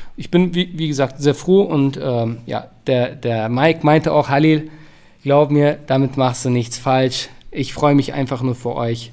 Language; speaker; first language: German; early bilingual, other home language; Turkish